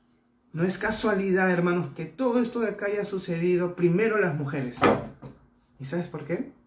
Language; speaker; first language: Spanish; native; Spanish